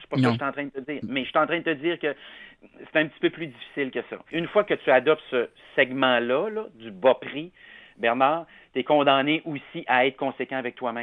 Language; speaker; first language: French; native; French